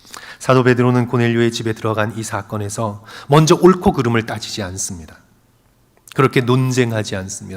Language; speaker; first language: Korean; native; Korean